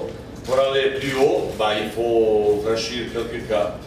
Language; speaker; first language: French; non-native, fluent; Bosnian